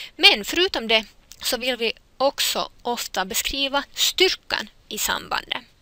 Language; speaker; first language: Swedish; native; Swedish